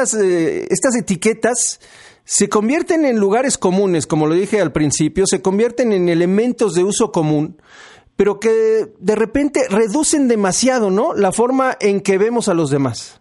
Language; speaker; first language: Spanish; native; Spanish